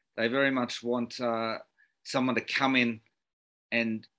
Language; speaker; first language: English; native; English